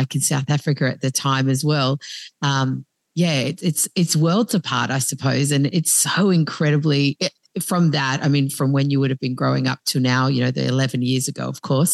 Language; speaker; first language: English; native; English